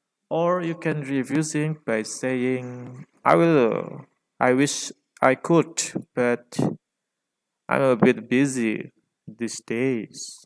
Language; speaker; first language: English; non-native, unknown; Indonesian